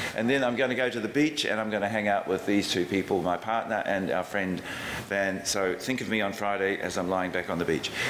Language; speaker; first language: English; native; English